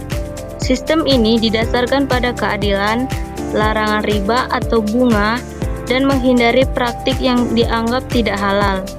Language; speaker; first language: Indonesian; native; Indonesian